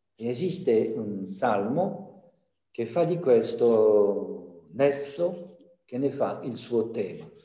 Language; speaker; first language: Italian; non-native, fluent; French